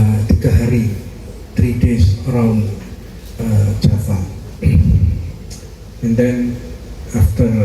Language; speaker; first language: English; non-native, fluent; Indonesian